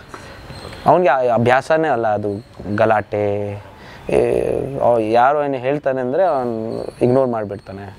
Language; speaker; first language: Kannada; non-native, learner; Nepali